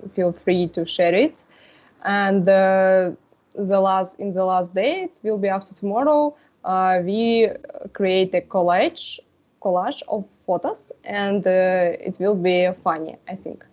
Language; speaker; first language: English; non-native, fluent; Russian